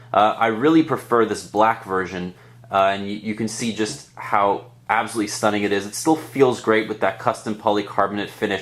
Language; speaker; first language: English; native; English